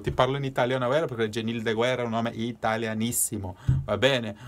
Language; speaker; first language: Italian; non-native, fluent; Portuguese